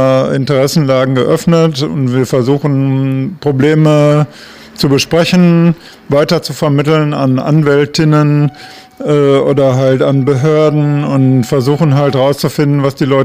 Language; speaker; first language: German; native; German